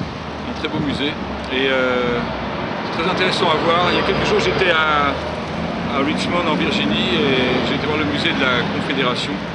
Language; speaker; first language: French; native; French